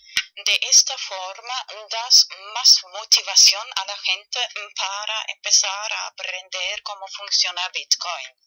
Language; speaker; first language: Spanish; non-native, fluent; German